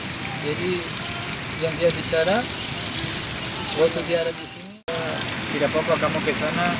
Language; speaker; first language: Indonesian; non-native, fluent; Spanish